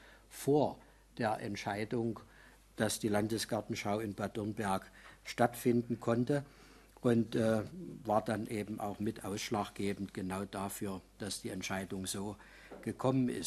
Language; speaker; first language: German; native; German